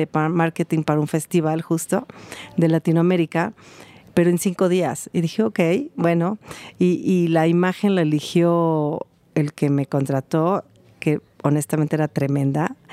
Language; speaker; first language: Spanish; native; Spanish